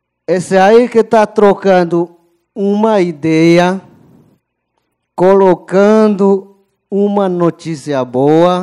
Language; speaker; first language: Portuguese; non-native, local second language; Yanomámi